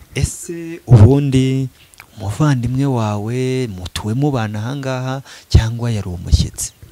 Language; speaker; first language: Kinyarwanda; native; Kinyarwanda